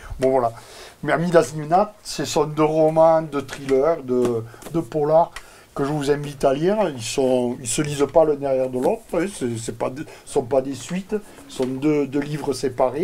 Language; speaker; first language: French; native; French